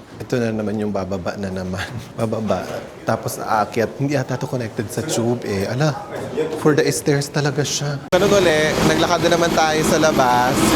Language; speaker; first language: Filipino; native; Filipino